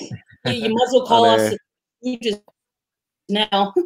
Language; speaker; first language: English; native; English